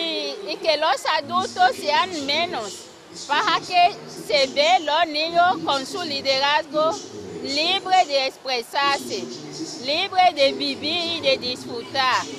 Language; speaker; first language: Spanish; non-native, fluent; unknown